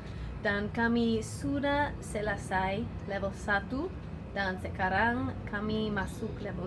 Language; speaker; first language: Indonesian; non-native, learner; English